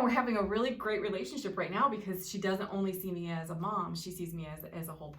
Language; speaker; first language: English; native; English